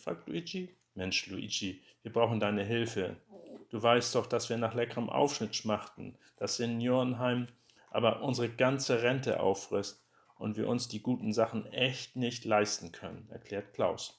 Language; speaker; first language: German; native; German